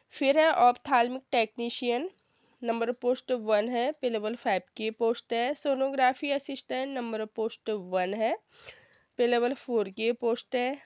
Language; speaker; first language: Hindi; native; Hindi